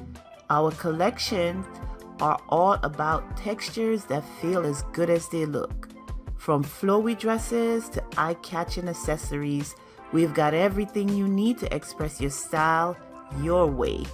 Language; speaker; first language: English; native; English